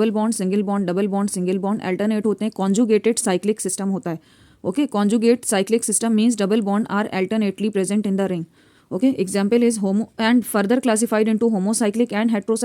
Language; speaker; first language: Hindi; native; Hindi